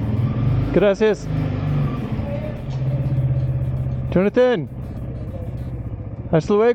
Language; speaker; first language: Spanish; non-native, learner; English